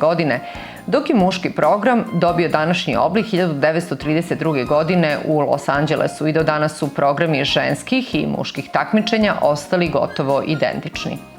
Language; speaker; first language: Serbian; native; Serbian